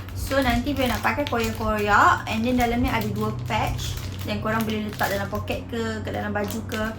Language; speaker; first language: Malay; native; Malay